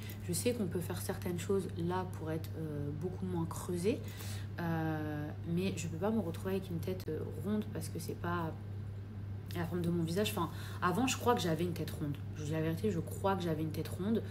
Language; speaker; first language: French; native; French